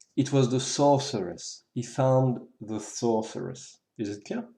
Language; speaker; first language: English; non-native, fluent; French